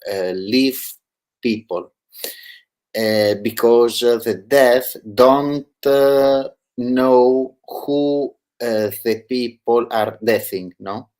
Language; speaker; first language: English; non-native, learner; Italian